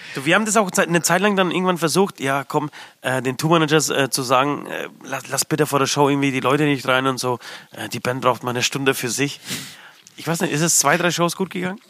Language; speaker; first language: German; early bilingual, other home language; Polish